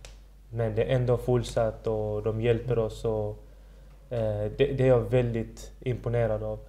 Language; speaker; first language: Swedish; early bilingual, other home language; Persian